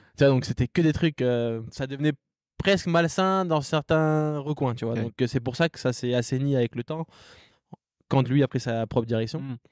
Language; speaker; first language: French; native; French